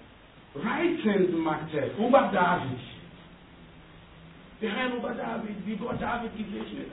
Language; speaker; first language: German; non-native, learner; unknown